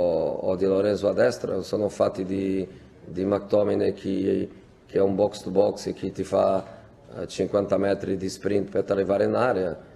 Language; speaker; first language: Italian; non-native, fluent; Portuguese